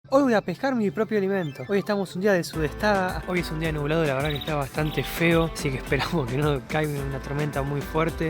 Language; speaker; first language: Spanish; native; Spanish